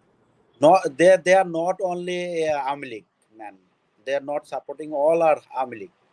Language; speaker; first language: English; non-native, learner; Bangla